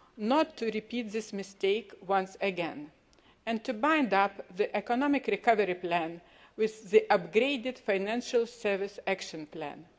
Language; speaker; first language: English; non-native, fluent; Lithuanian